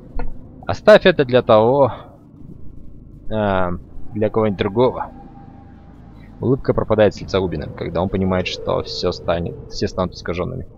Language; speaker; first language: Russian; native; Russian